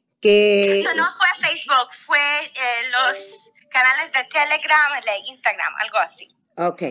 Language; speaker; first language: Spanish; non-native, fluent; Russian